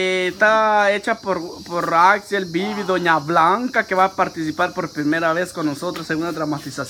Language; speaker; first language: Spanish; native; Spanish